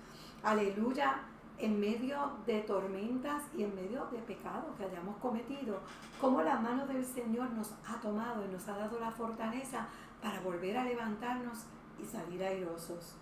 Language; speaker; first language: Spanish; native; Spanish